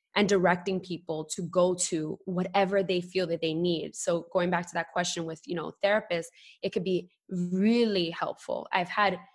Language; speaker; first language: English; native; English